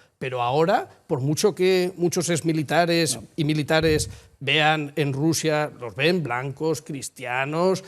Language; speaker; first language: Spanish; native; Spanish